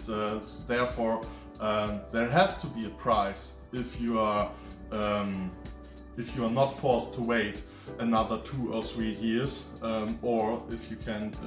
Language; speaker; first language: English; non-native, fluent; German